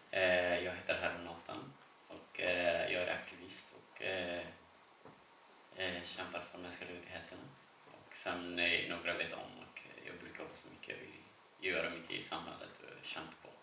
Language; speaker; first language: Swedish; non-native, learner; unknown